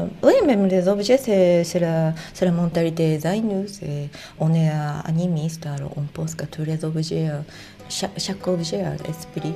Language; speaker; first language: French; non-native, fluent; Japanese